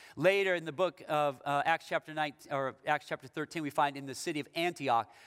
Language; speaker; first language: English; native; English